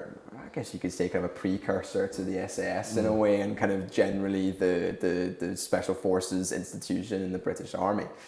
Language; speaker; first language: English; native; English